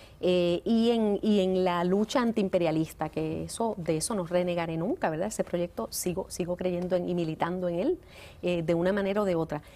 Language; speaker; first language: Spanish; native; Spanish